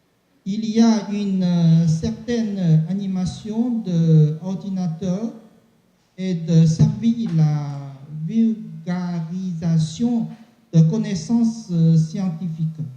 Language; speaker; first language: French; non-native, learner; Chinese